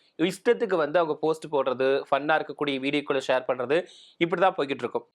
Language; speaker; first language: Tamil; native; Tamil